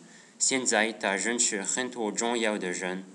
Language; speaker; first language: Chinese; non-native, learner; French